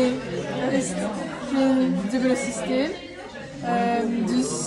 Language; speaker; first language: Dutch; non-native, learner; French